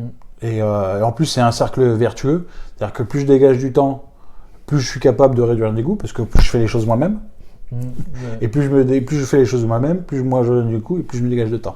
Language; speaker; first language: French; native; French